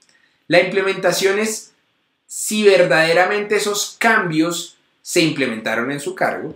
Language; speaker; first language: Spanish; native; Spanish